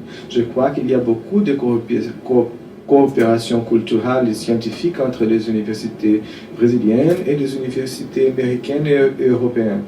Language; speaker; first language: French; non-native, fluent; Portuguese